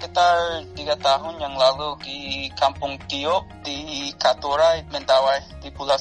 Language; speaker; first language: Indonesian; non-native, fluent; English